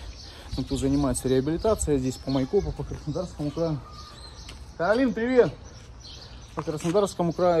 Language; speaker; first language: Russian; native; Russian